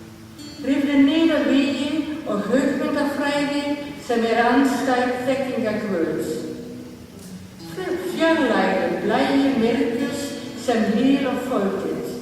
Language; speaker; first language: Icelandic; non-native, learner; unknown